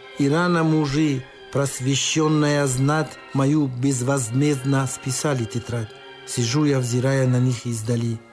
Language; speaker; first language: Russian; non-native, local second language; Tajik